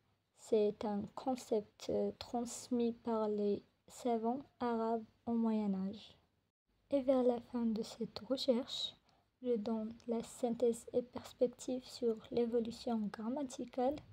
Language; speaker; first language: French; non-native, local second language; Arabic